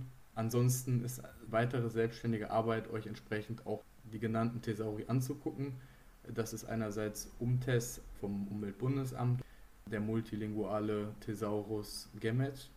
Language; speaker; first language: German; native; German